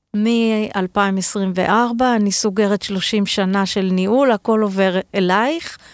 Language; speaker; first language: Hebrew; native; Hebrew